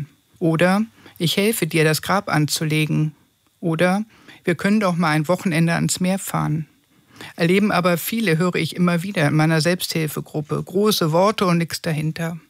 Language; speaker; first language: German; native; German